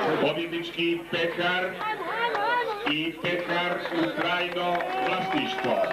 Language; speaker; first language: Bosnian; native; Bosnian